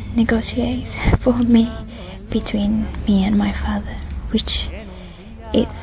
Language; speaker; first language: English; non-native, fluent; Spanish